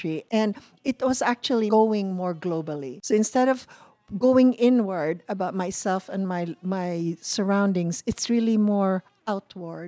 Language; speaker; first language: English; non-native, local second language; Cebuano